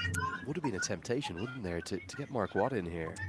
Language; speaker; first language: English; native; English